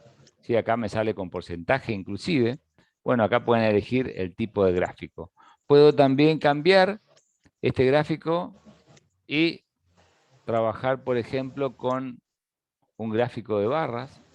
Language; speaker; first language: Spanish; native; Spanish